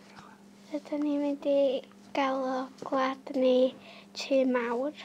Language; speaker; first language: Welsh; native; Welsh